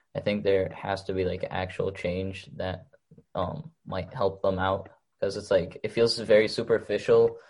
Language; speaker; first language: English; early bilingual, other home language; Arabic